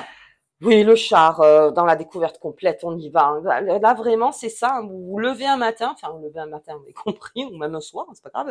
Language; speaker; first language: French; native; French